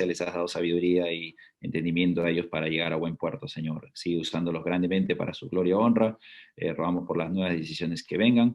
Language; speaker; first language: Spanish; native; Spanish